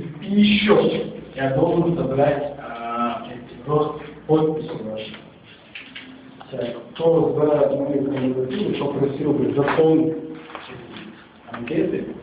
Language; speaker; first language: Russian; non-native, local second language; Chechen